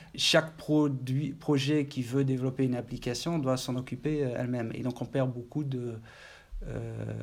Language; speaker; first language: French; non-native, fluent; Dutch